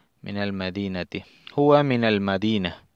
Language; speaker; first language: Arabic; non-native, learner; Spanish